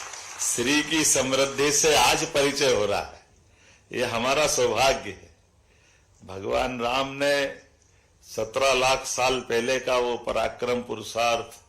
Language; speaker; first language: Hindi; native; Hindi